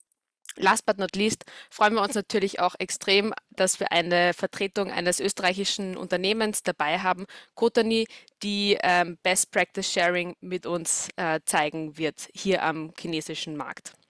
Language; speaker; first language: German; native; German